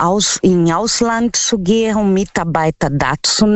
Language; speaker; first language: German; non-native, learner; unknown